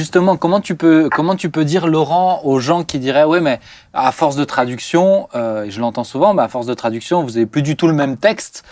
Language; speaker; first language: French; native; French